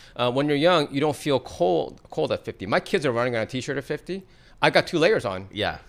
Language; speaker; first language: English; native; English